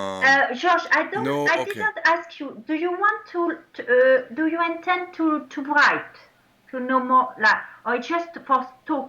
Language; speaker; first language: English; non-native, fluent; French